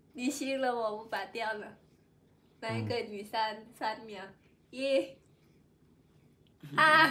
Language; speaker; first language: Chinese; non-native, learner; Lao